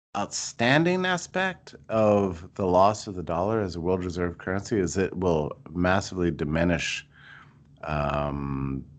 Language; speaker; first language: English; native; English